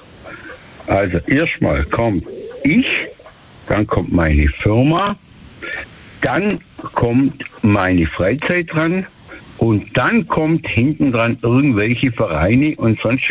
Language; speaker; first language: German; native; German